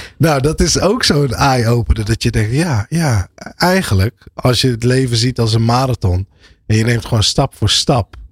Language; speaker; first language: Dutch; early bilingual, other home language; Arabic